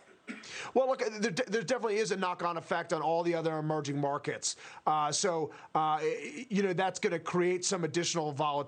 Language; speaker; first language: English; native; English